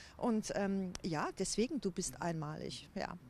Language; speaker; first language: German; native; German